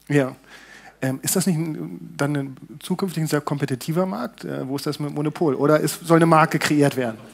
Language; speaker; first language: German; native; German